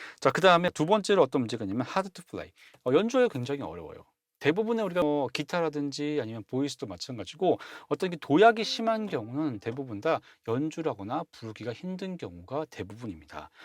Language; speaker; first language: Korean; native; Korean